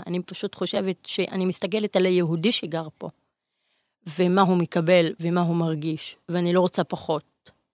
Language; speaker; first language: Hebrew; non-native, local second language; Arabic